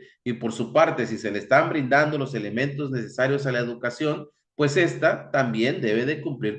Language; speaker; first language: Spanish; native; Spanish